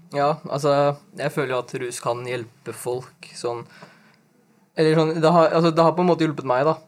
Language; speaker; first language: Norwegian; early bilingual, other home language; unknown